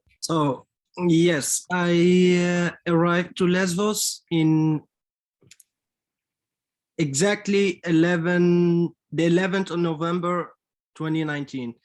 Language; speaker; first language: English; non-native, fluent; Arabic